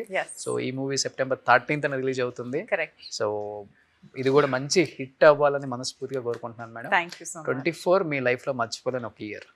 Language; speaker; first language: Telugu; native; Telugu